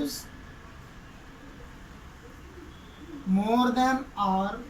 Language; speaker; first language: English; non-native, local second language; Telugu